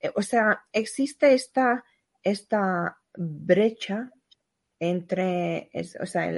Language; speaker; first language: Spanish; non-native, fluent; Hungarian